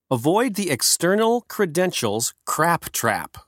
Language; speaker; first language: English; native; English